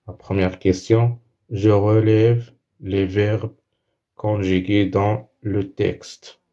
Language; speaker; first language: French; non-native, local second language; Arabic